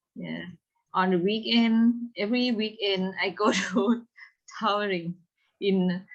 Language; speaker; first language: English; non-native, learner; Thai